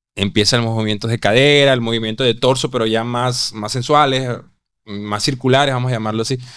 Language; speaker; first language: Spanish; native; Spanish